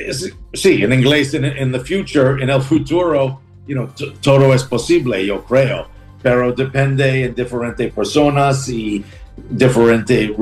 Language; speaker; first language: Spanish; non-native, learner; English